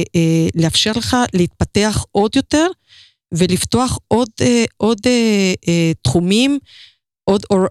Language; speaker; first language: Hebrew; non-native, fluent; Spanish